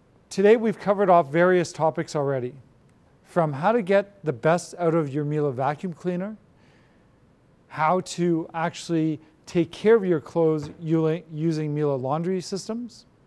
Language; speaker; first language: English; native; English